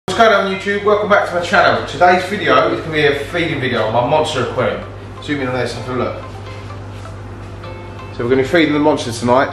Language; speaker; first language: English; native; English